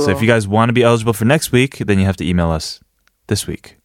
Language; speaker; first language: English; native; English